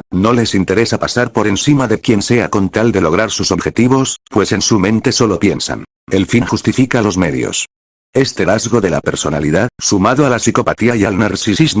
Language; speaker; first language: Spanish; native; Spanish